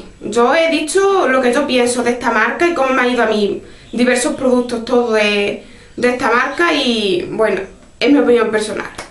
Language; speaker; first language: Spanish; native; Spanish